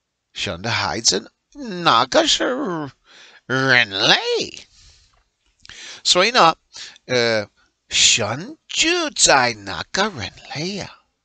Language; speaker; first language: Chinese; non-native, learner; English